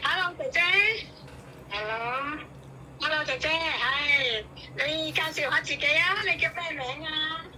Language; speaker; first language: Chinese; non-native, learner; Indonesian